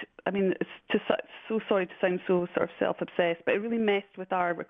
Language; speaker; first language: English; native; English